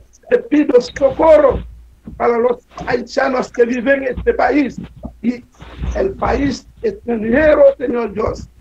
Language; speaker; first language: Spanish; non-native, learner; Haitian Creole